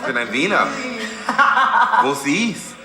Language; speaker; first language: German; non-native, fluent; English